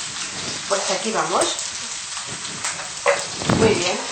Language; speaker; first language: Spanish; native; Spanish